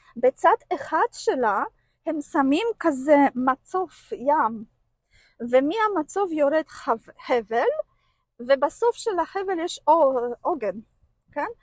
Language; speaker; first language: Hebrew; non-native, fluent; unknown